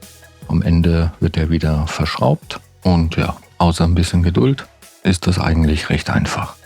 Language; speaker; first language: German; native; German